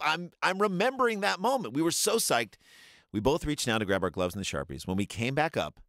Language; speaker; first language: English; native; English